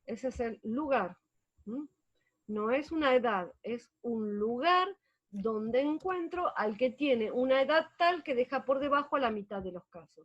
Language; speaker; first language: Spanish; native; Spanish